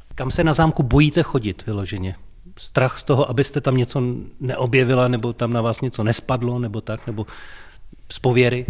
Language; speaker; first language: Czech; native; Czech